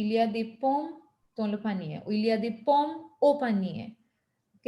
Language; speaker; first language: French; non-native, fluent; Hindi